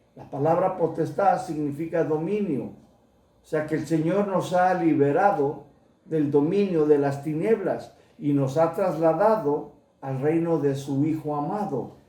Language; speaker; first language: Spanish; early bilingual, heritage; Spanish